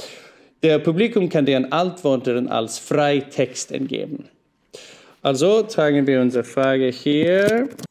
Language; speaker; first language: German; non-native, fluent; Swedish